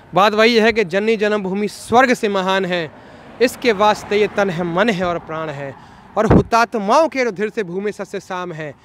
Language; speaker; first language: Hindi; native; Hindi